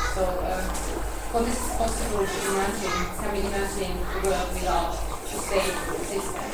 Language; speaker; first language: English; non-native, fluent; Finnish